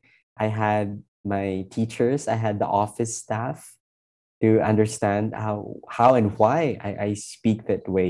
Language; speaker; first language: English; non-native, local second language; Filipino